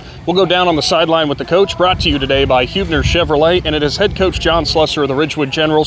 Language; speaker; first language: English; native; English